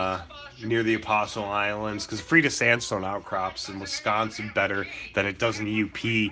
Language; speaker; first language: English; native; English